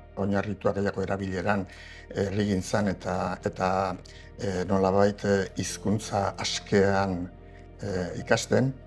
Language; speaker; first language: Basque; native; Basque